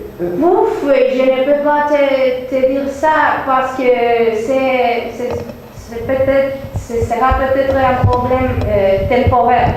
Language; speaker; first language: French; non-native, learner; Spanish